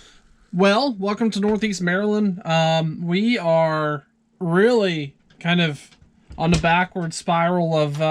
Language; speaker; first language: English; native; English